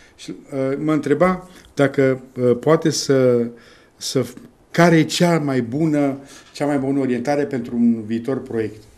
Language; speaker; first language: Romanian; native; Romanian